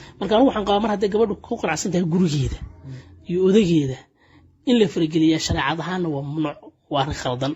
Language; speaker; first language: Somali; native; Somali